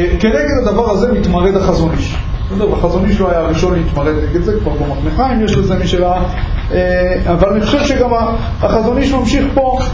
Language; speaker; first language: Hebrew; native; Hebrew